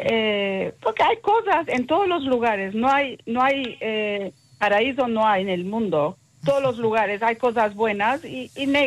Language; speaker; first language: Spanish; early bilingual, heritage; Ladino